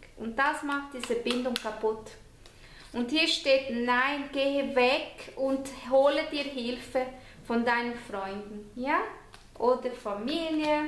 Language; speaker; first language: German; non-native, fluent; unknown